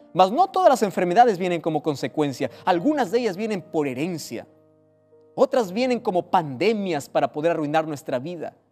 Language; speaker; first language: Spanish; native; Spanish